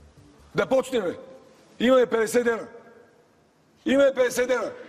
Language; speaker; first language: Bulgarian; native; Bulgarian